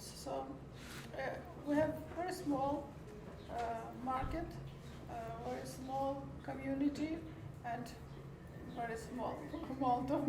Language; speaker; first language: English; non-native, learner; Armenian